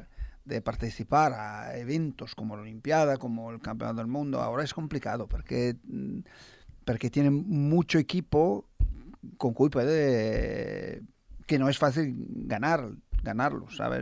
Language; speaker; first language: Spanish; non-native, fluent; Italian